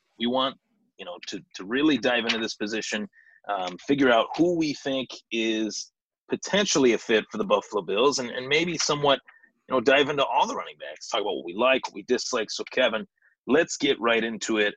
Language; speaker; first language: English; native; English